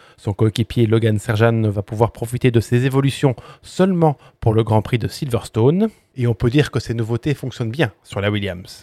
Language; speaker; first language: French; native; French